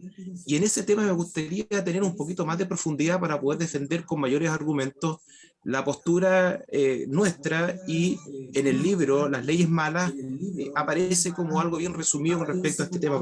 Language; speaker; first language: Spanish; native; Spanish